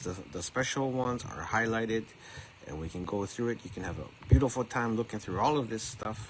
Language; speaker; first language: English; native; English